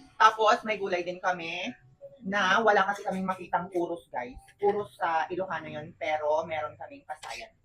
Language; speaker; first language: Filipino; non-native, local second language; Iloko